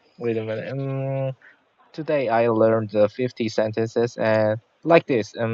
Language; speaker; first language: English; non-native, learner; Korean